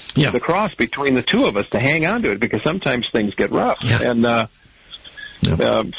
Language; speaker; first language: English; native; English